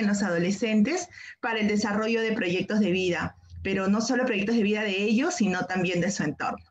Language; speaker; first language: Spanish; native; Spanish